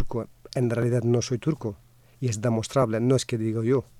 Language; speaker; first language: Spanish; non-native, fluent; Kurdish